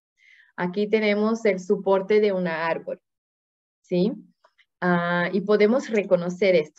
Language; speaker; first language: Spanish; non-native, fluent; Portuguese